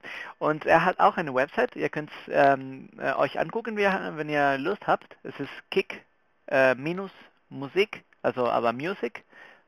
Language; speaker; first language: German; non-native, fluent; Spanish